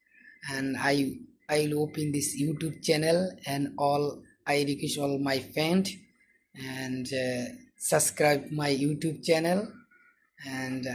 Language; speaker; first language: English; non-native, learner; Bangla